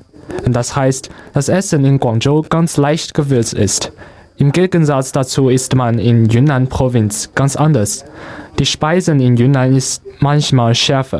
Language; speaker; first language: German; non-native, learner; Chinese